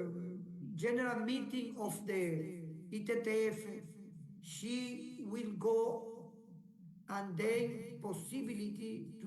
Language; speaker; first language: English; non-native, learner; Spanish